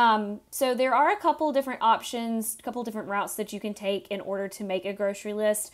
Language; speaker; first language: English; native; English